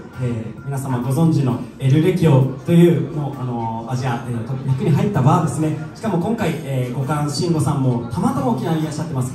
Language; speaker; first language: Japanese; native; Japanese